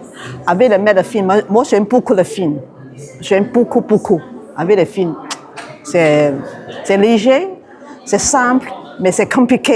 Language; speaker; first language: French; non-native, learner; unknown